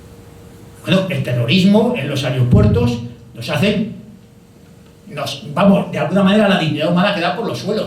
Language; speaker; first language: Spanish; native; Spanish